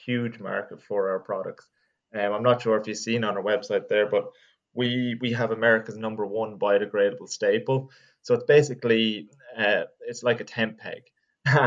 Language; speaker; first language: English; native; English